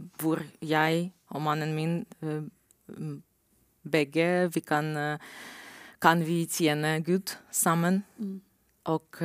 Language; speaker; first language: Norwegian; non-native, learner; Romanian